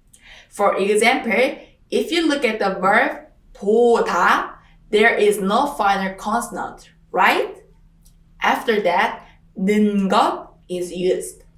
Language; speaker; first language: English; non-native, fluent; Korean